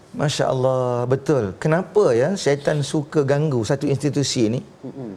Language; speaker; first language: Malay; native; Malay